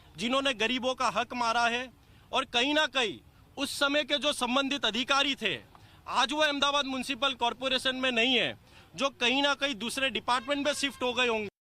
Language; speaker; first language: Hindi; non-native, local second language; Gujarati